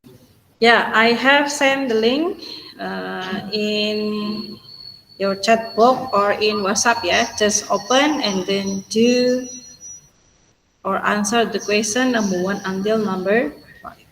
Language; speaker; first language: English; non-native, fluent; Indonesian